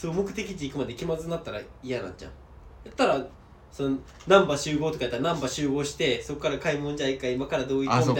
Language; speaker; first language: Japanese; native; Japanese